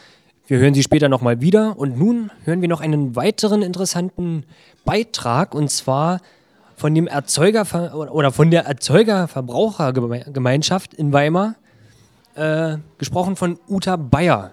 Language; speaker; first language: German; native; German